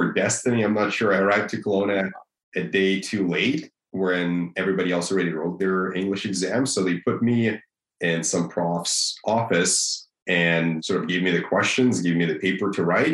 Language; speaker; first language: English; non-native, fluent; Russian